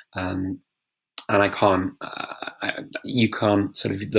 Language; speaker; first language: English; native; English